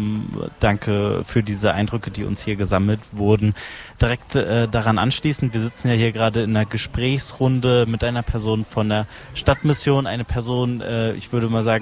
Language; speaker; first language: German; native; German